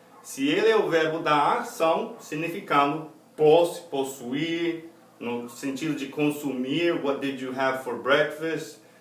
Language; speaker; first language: Portuguese; non-native, fluent; English